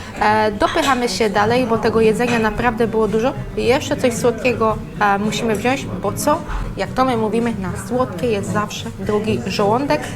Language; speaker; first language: Polish; native; Polish